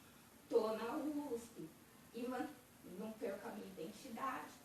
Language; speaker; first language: Portuguese; native; Portuguese